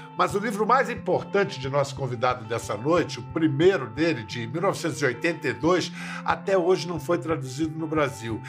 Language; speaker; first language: Portuguese; native; Portuguese